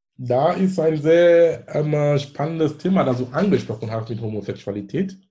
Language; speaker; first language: German; non-native, fluent; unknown